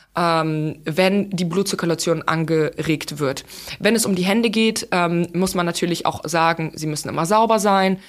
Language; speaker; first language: German; non-native, fluent; Russian